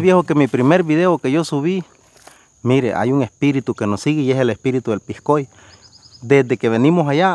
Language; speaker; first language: Spanish; native; Spanish